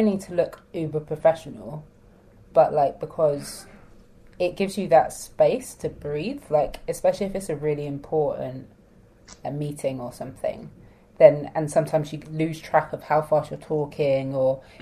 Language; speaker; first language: English; native; English